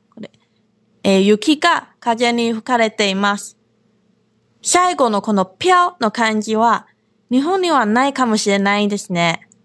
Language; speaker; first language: Japanese; non-native, fluent; Chinese